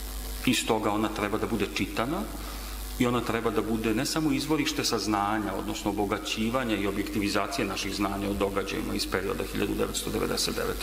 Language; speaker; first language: Serbian; native; Serbian